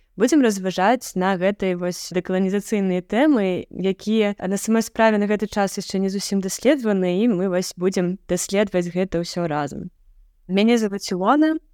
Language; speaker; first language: Belarusian; native; Belarusian